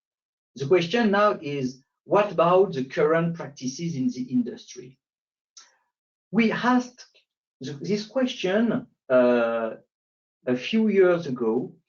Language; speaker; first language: English; non-native, fluent; French